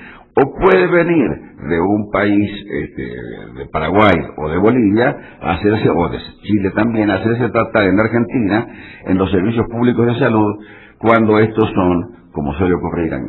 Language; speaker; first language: Spanish; native; Spanish